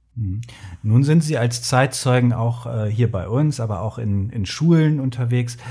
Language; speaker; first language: German; native; German